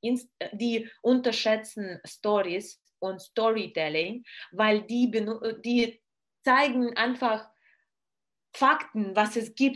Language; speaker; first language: German; non-native, learner; Russian